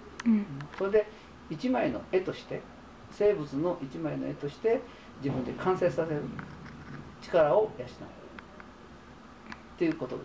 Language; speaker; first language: Japanese; native; Japanese